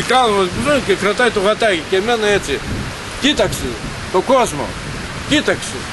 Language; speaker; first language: Greek; non-native, learner; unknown